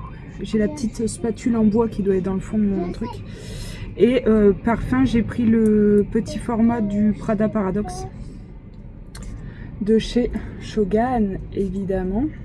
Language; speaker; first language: French; native; French